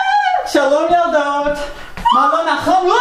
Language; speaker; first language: Hebrew; non-native, learner; English